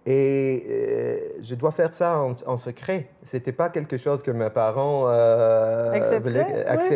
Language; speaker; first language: French; non-native, fluent; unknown